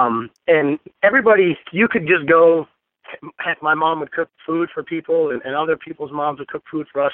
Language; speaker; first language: English; native; English